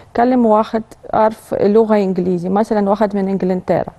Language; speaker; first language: Arabic; non-native, learner; Russian